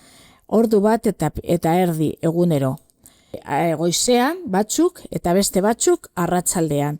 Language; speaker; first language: Basque; non-native, local second language; Spanish